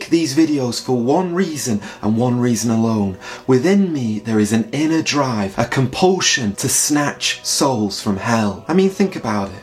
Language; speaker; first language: English; native; English